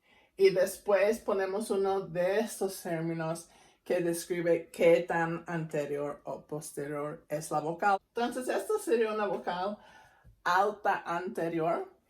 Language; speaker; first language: Spanish; non-native, fluent; English